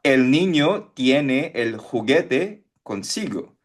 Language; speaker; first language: Spanish; non-native, fluent; Filipino